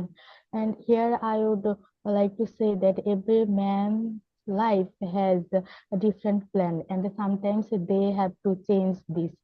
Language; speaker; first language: English; non-native, learner; Bangla